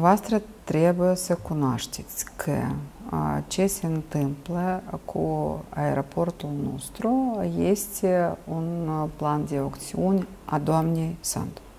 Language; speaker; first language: Romanian; non-native, local second language; Russian